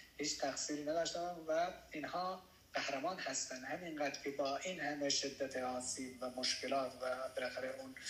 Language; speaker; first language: Persian; non-native, local second language; Baluchi